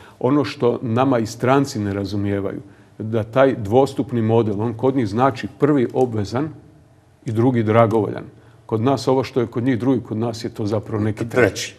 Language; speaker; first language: Croatian; native; Croatian